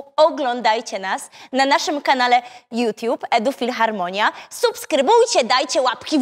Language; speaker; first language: Polish; native; Polish